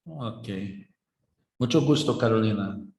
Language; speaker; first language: Spanish; non-native, learner; Portuguese